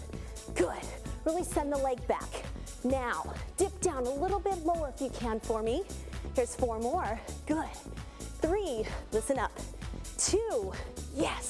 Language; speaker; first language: English; native; English